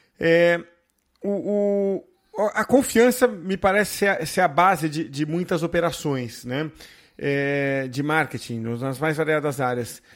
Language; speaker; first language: Portuguese; native; Portuguese